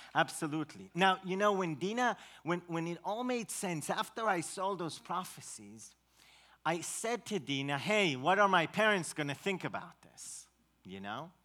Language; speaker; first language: English; non-native, fluent; Hebrew